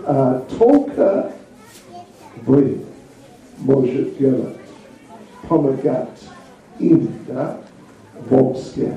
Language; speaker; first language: Russian; non-native, learner; English